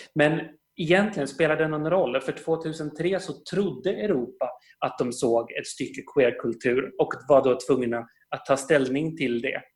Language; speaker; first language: Swedish; native; Swedish